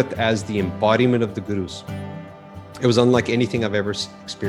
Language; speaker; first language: English; native; English